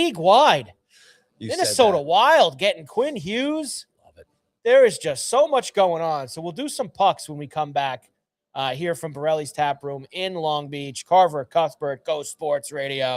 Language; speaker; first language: English; native; English